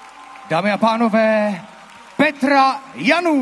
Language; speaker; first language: Czech; native; Czech